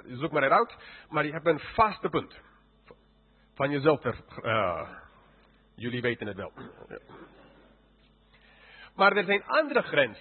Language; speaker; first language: Dutch; non-native, fluent; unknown